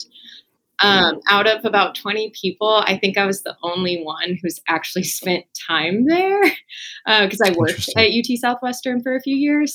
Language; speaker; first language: English; native; English